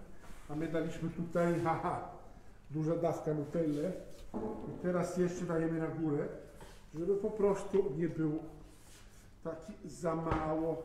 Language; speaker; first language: Polish; non-native, fluent; Italian